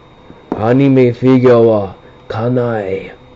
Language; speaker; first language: Japanese; non-native, learner; English